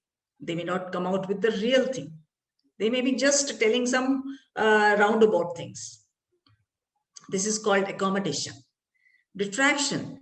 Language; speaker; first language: English; non-native, local second language; Malayalam